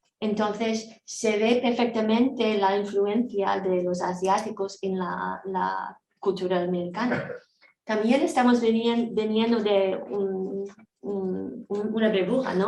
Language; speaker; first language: Spanish; non-native, fluent; Korean